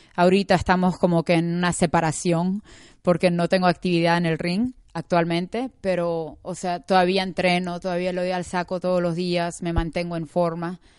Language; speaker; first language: Spanish; early bilingual, heritage; Spanish